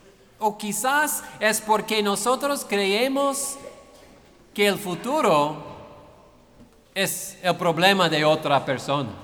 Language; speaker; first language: Spanish; non-native, fluent; English